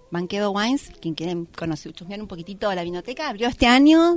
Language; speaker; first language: Spanish; native; Spanish